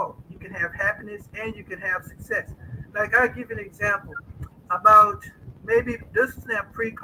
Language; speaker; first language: English; native; English